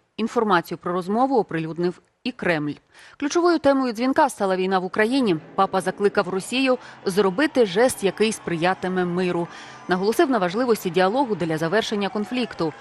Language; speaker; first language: Ukrainian; native; Ukrainian